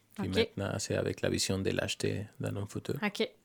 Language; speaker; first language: French; non-native, fluent; Spanish